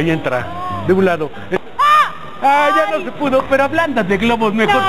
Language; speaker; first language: Spanish; native; Spanish